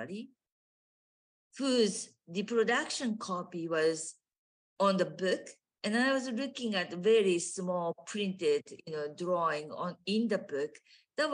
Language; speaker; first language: English; non-native, fluent; Japanese